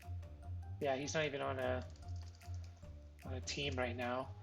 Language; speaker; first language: English; native; English